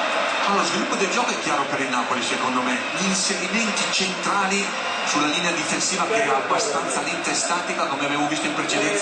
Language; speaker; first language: Italian; native; Italian